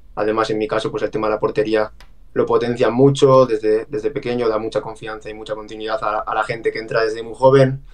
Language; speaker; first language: Spanish; native; Spanish